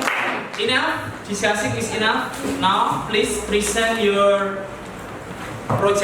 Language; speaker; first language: English; non-native, learner; Indonesian